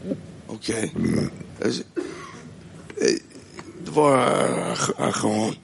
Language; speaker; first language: Hebrew; non-native, fluent; Russian